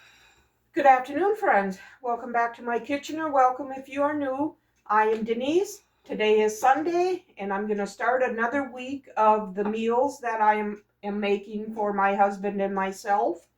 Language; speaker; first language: English; native; English